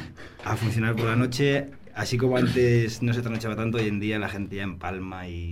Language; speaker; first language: Spanish; native; Spanish